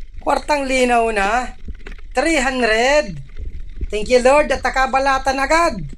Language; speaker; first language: Filipino; non-native, local second language; Bikol